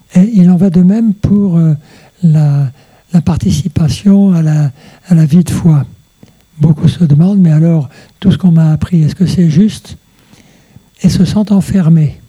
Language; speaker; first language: French; native; French